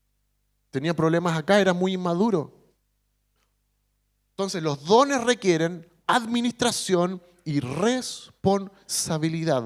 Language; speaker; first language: Spanish; native; Spanish